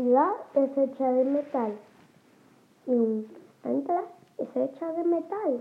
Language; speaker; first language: Spanish; early bilingual, heritage; Spanish